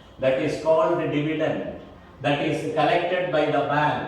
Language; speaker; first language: English; non-native, local second language; Tamil